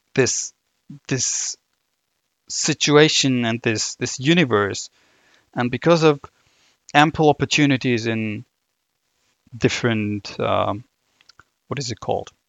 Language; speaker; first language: English; non-native, fluent; German